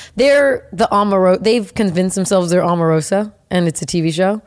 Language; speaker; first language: English; early bilingual, other home language; Spanish